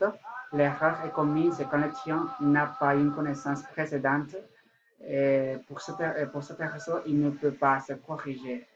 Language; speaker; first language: French; non-native, learner; Spanish